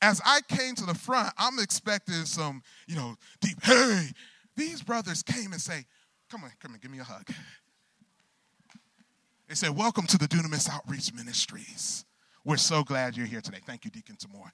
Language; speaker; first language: English; native; English